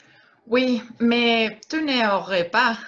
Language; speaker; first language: French; non-native, learner; Spanish